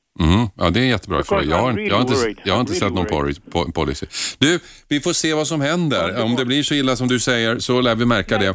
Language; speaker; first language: Swedish; native; Swedish